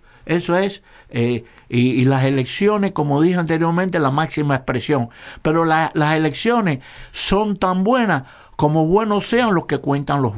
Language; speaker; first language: Spanish; native; Spanish